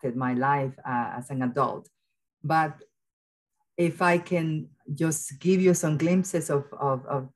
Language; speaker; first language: English; early bilingual, other home language; Spanish